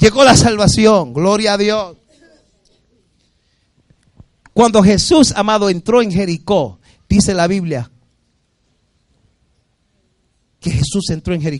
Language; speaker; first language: Spanish; native; Spanish